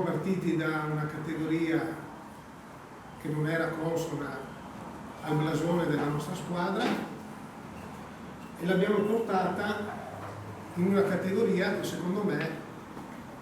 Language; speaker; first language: Italian; native; Italian